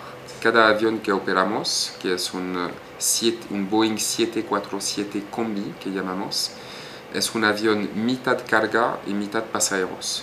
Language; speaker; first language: Spanish; non-native, fluent; French